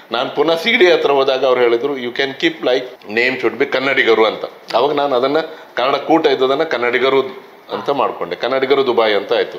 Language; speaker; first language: Kannada; native; Kannada